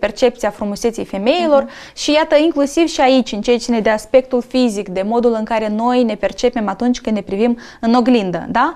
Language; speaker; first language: Romanian; native; Romanian